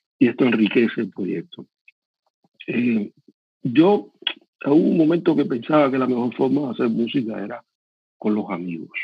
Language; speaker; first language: Spanish; native; Spanish